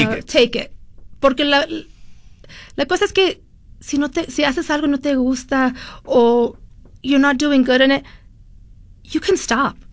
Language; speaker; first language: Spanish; early bilingual, heritage; Spanish